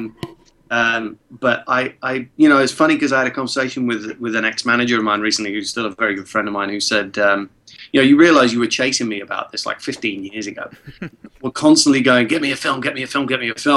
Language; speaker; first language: English; early bilingual, other home language; Czech